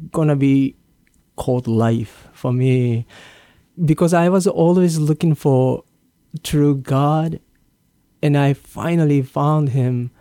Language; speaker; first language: English; non-native, learner; Japanese